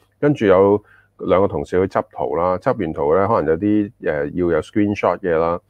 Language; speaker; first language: Cantonese; early bilingual, heritage; Cantonese